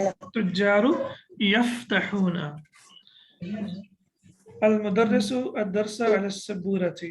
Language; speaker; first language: Arabic; non-native, fluent; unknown